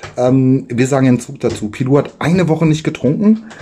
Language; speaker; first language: German; native; German